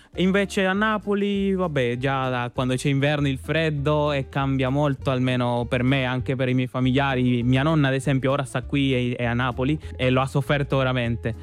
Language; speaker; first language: Italian; non-native, fluent; Spanish